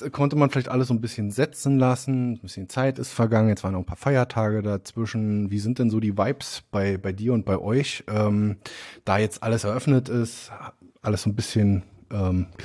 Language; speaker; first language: German; native; German